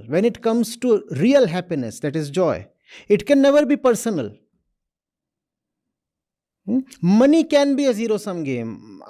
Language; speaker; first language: English; non-native, local second language; Hindi